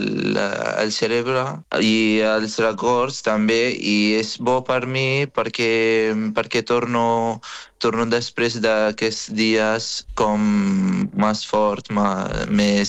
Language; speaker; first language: Catalan; non-native, fluent; Arabic